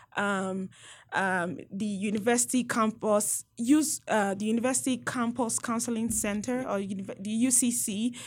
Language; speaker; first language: English; non-native, local second language; Yoruba